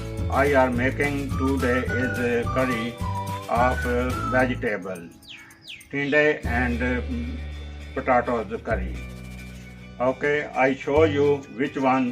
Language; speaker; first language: English; non-native, learner; Punjabi